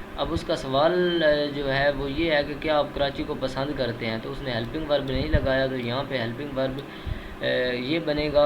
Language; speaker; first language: Urdu; native; Urdu